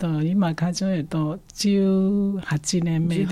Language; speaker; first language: Japanese; non-native, fluent; Chinese